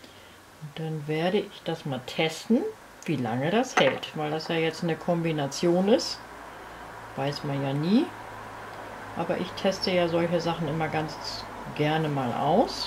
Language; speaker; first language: German; native; German